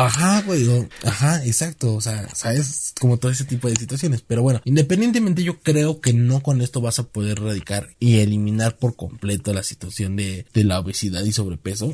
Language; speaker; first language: Spanish; native; Spanish